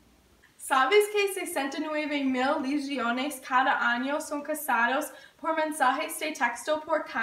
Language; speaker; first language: Spanish; non-native, learner; English